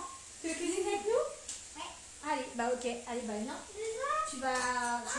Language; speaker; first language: French; native; French